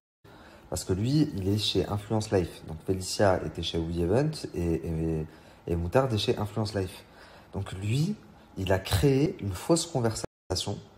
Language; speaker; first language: French; native; French